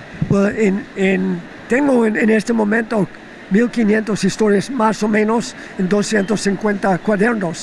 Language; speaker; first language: Spanish; non-native, fluent; English